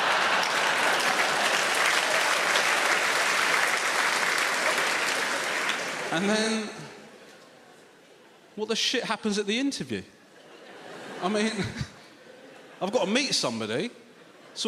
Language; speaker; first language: English; native; English